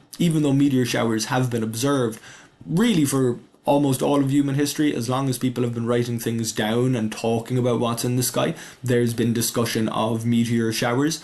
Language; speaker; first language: English; native; English